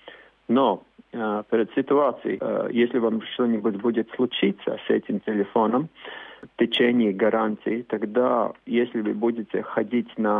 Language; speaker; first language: Russian; non-native, local second language; Latvian